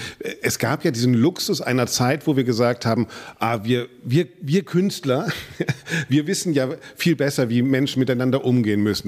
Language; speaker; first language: German; native; German